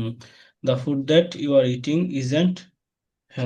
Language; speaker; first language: English; non-native, learner; Bangla